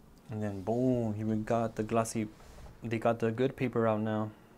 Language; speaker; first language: English; native; English